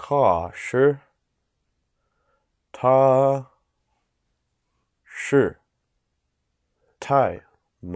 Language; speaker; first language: Chinese; non-native, learner; English